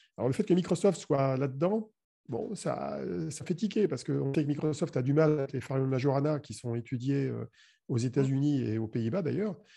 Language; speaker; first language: French; native; French